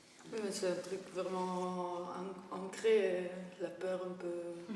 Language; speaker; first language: French; non-native, fluent; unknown